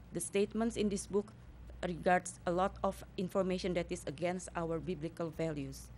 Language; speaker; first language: English; non-native, fluent; Indonesian